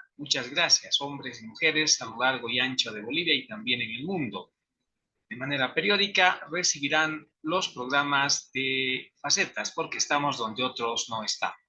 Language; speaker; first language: Spanish; native; Spanish